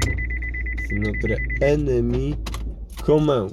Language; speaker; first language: French; non-native, fluent; Polish